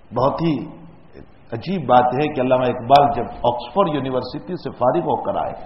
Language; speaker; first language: Urdu; non-native, local second language; Gujarati